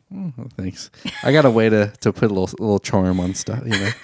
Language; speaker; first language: English; native; English